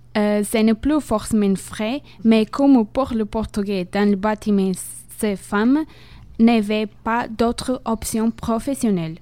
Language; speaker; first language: French; non-native, fluent; Portuguese